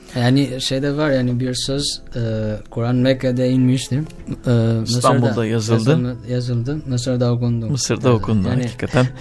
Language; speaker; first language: Turkish; non-native, learner; Albanian